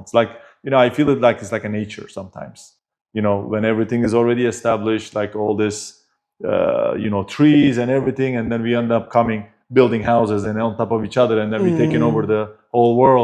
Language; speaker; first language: English; non-native, fluent; Turkish